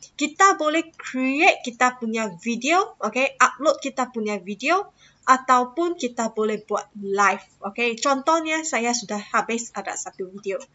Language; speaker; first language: Malay; non-native, local second language; Chinese